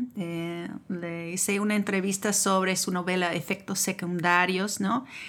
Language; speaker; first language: Spanish; non-native, fluent; English